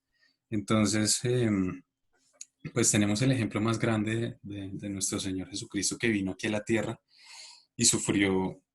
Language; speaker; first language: Spanish; native; Spanish